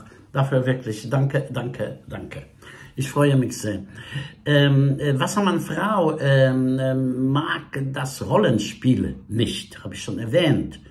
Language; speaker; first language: German; non-native, fluent; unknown